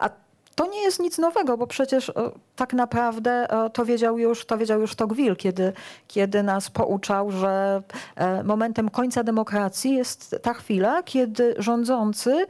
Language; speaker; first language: Polish; native; Polish